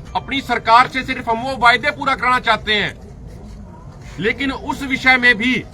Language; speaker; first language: Hindi; non-native, local second language; Punjabi